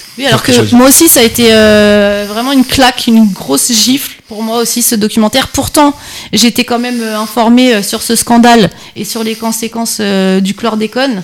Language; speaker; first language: French; native; French